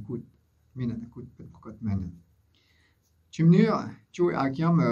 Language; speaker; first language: Khmer; non-native, fluent; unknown